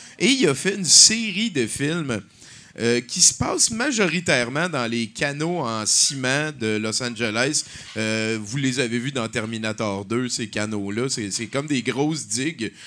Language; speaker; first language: French; native; French